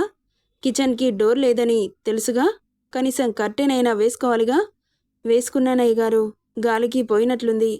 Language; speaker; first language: Telugu; native; Telugu